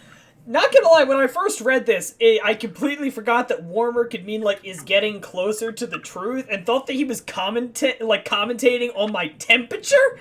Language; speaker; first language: English; native; English